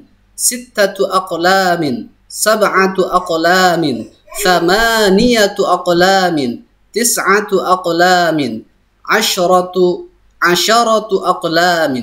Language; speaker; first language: Arabic; non-native, fluent; Indonesian